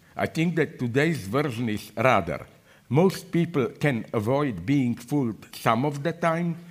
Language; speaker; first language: English; non-native, fluent; Slovenian